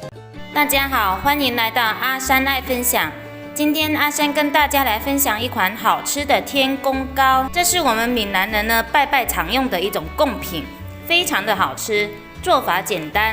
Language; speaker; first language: Chinese; non-native, local second language; Min Nan Chinese